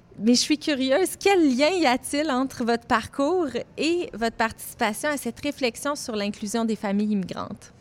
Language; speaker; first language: French; native; French